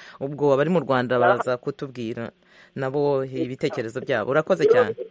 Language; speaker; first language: Kinyarwanda; native; Kinyarwanda